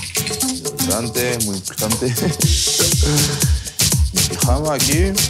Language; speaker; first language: Spanish; non-native, fluent; French